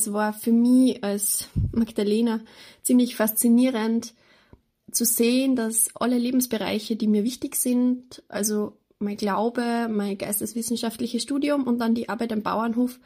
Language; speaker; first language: German; native; German